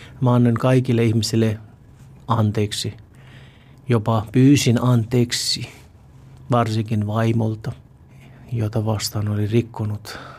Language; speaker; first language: Finnish; non-native, fluent; Urdu